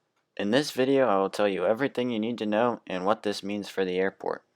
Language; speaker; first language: English; native; English